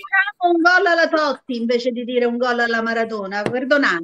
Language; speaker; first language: Italian; native; Italian